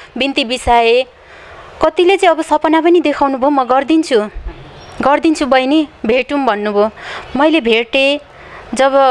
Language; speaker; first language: Nepali; native; Nepali